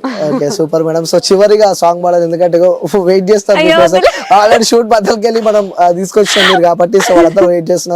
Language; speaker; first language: Telugu; native; Telugu